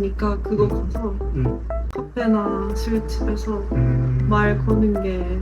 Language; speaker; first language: Korean; non-native, fluent; Japanese